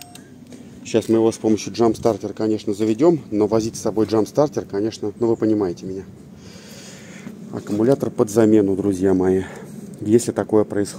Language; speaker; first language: Russian; native; Russian